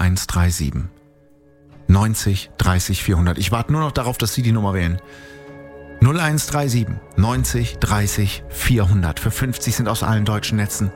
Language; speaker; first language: German; native; German